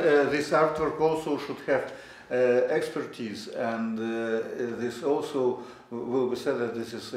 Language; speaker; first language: English; non-native, learner; Russian